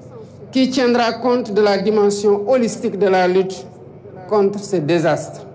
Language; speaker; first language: French; non-native, local second language; Wolof